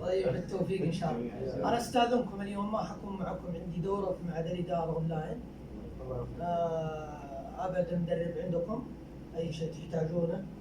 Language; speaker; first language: Arabic; native; Arabic